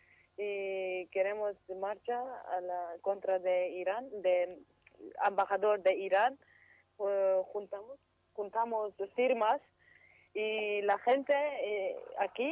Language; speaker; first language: Spanish; non-native, learner; Kurdish